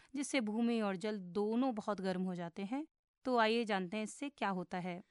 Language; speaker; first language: Hindi; native; Hindi